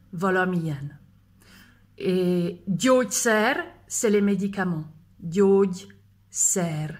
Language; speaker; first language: French; native; French